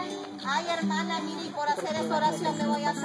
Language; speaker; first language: Spanish; native; Spanish